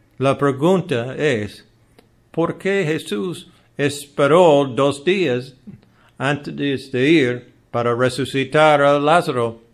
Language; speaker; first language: Spanish; non-native, learner; English